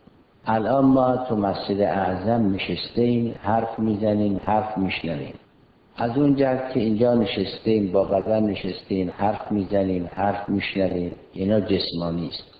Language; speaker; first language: Persian; native; Persian